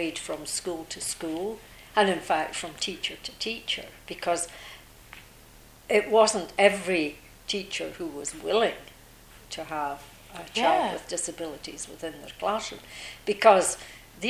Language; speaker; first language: English; native; English